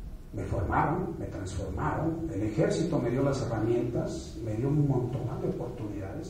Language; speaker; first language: Spanish; native; Spanish